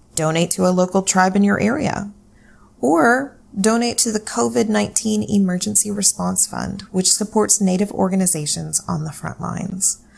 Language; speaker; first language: English; native; English